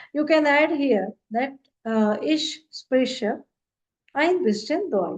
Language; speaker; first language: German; non-native, fluent; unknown